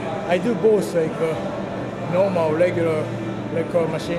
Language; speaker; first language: English; non-native, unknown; Japanese